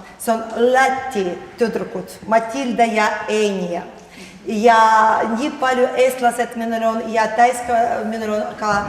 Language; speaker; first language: Estonian; non-native, learner; Russian